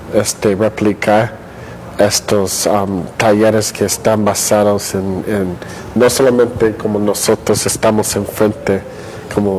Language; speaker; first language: Spanish; non-native, fluent; English